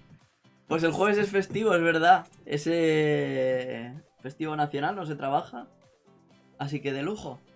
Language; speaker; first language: Spanish; native; Spanish